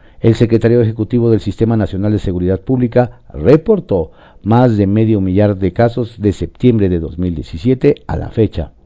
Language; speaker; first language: Spanish; native; Spanish